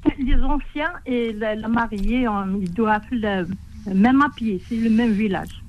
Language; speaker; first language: French; non-native, local second language; Kabyle